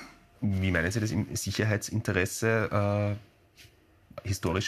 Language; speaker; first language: German; native; German